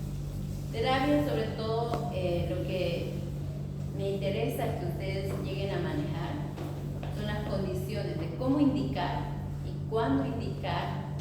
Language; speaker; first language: Spanish; native; Spanish